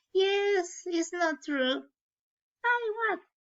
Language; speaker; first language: English; non-native, learner; Spanish